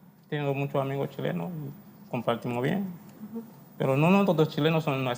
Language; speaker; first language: Spanish; non-native, learner; Haitian Creole